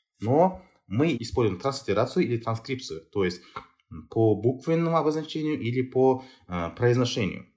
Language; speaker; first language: Russian; non-native, local second language; Kazakh